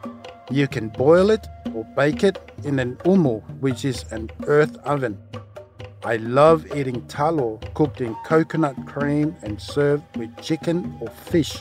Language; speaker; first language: English; non-native, fluent; Samoan